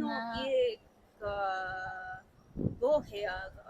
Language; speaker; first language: Japanese; non-native, learner; English